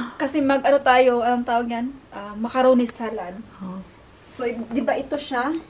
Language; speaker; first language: Filipino; non-native, local second language; Cebuano